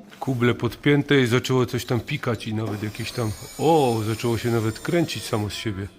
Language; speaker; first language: Polish; native; Polish